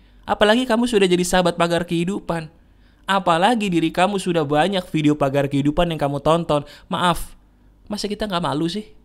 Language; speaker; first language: Indonesian; native; Indonesian